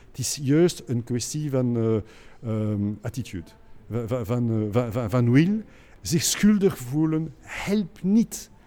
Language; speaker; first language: Dutch; non-native, local second language; French